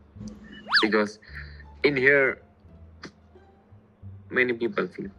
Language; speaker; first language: English; non-native, learner; Indonesian